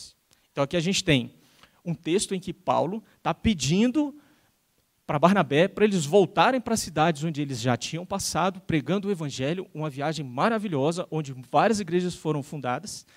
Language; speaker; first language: Portuguese; native; Portuguese